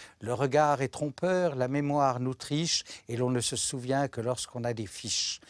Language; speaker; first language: French; native; French